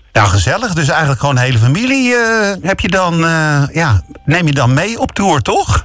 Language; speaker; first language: Dutch; native; Dutch